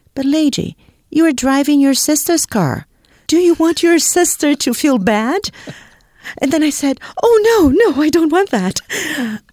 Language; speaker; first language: English; non-native, fluent; Portuguese